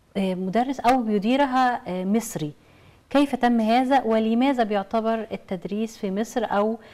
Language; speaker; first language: Arabic; native; Arabic